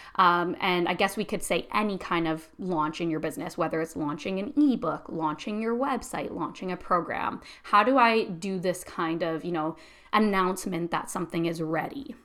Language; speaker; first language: English; native; English